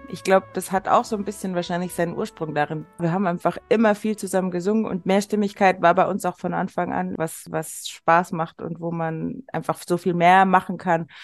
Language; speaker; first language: German; native; German